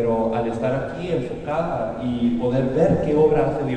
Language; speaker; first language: Spanish; native; Spanish